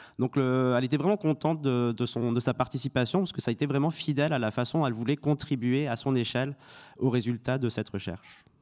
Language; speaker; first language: French; native; French